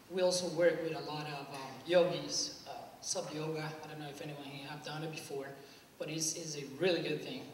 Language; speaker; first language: English; non-native, fluent; Spanish